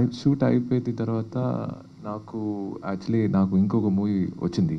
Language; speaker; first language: Telugu; non-native, local second language; Tamil